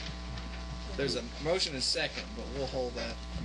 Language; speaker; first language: English; native; English